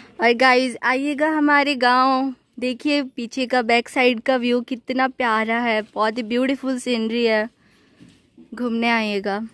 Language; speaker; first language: Hindi; native; Hindi